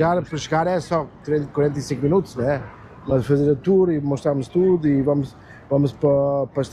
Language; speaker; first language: Portuguese; early bilingual, heritage; German